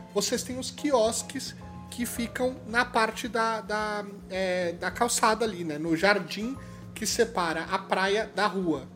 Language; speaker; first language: Portuguese; native; Portuguese